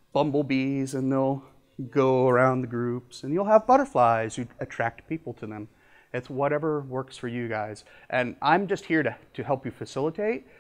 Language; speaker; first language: English; native; English